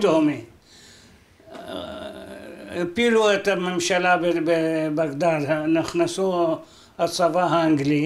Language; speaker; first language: Hebrew; non-native, fluent; Arabic